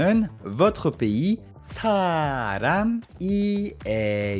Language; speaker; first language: Korean; non-native, fluent; French